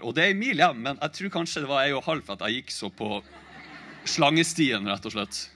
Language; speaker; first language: Norwegian; native; Norwegian